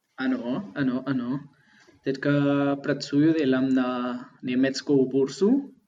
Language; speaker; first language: Czech; non-native, learner; Spanish